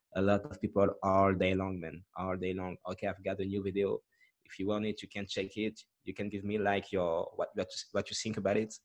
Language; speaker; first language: English; non-native, fluent; French